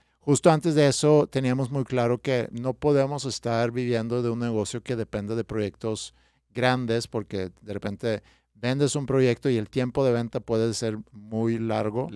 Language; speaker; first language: Spanish; non-native, fluent; Swedish